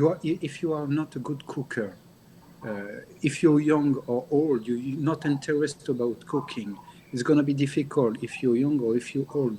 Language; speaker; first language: English; non-native, learner; French